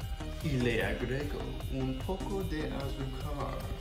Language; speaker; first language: Spanish; non-native, learner; English